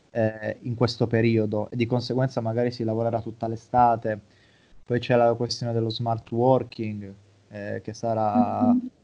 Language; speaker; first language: Italian; native; Italian